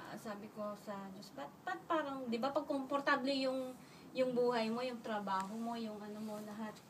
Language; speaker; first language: Filipino; native; Filipino